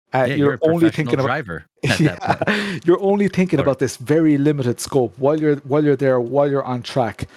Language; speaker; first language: English; native; English